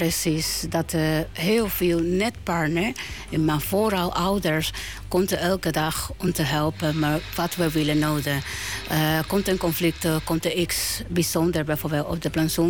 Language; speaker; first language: Dutch; non-native, learner; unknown